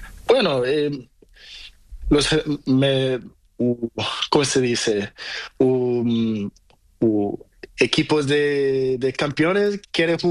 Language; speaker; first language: Spanish; non-native, learner; Portuguese